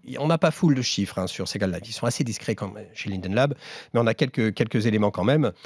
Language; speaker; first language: French; native; French